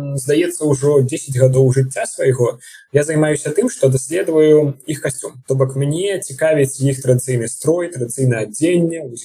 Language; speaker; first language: Belarusian; non-native, local second language; Russian